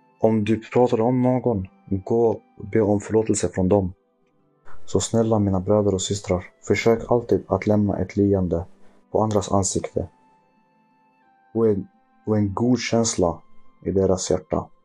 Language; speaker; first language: Swedish; early bilingual, other home language; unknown